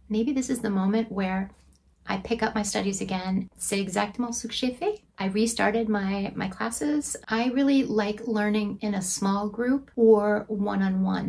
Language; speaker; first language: English; native; English